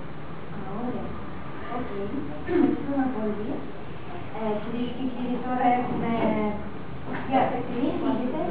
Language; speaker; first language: Greek; non-native, learner; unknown